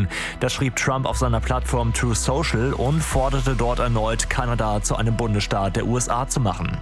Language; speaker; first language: German; native; German